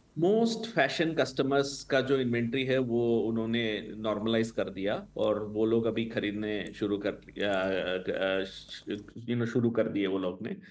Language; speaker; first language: Hindi; non-native, local second language; Tamil